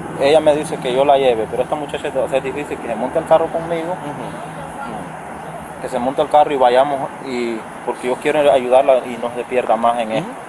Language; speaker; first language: Spanish; native; Spanish